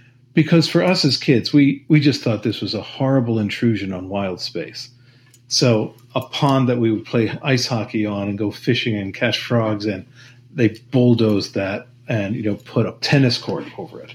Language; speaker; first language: English; native; English